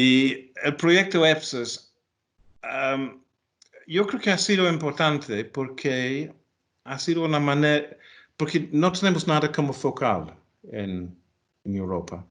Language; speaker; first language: Spanish; non-native, fluent; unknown